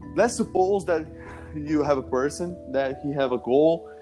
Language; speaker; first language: English; non-native, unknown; Portuguese